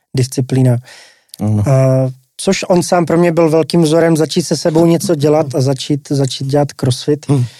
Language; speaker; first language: Czech; native; Czech